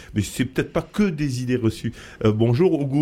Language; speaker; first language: French; native; French